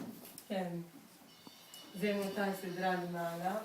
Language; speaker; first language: Hebrew; non-native, local second language; Arabic